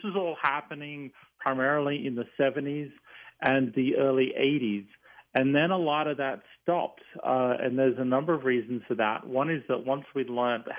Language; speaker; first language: English; native; English